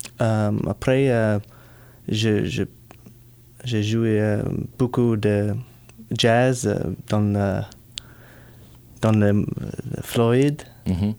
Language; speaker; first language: French; non-native, learner; English